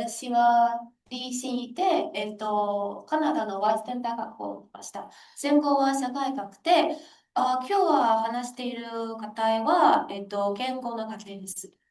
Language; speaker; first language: Japanese; non-native, learner; English